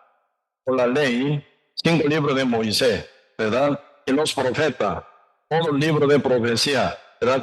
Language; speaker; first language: Spanish; non-native, learner; Korean